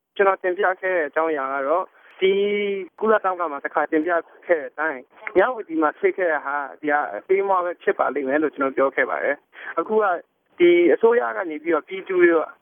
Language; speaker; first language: Burmese; non-native, local second language; Kachin